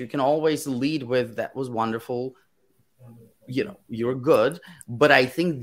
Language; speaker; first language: English; non-native, fluent; Russian